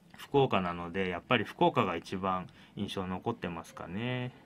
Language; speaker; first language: Japanese; native; Japanese